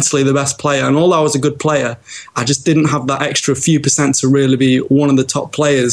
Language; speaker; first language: English; native; English